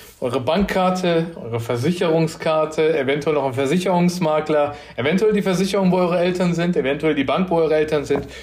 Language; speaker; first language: German; early bilingual, other home language; Turkish